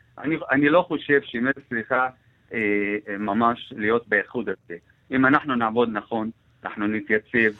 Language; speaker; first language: Hebrew; non-native, local second language; Arabic